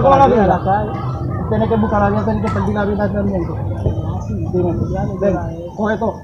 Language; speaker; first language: Spanish; non-native, learner; Haitian Creole